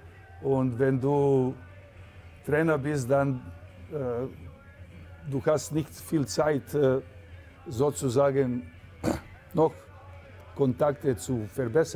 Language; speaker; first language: German; non-native, fluent; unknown